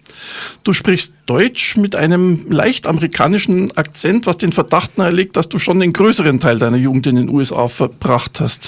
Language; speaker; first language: German; native; German